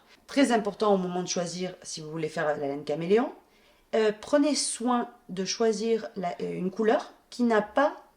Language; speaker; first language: French; native; French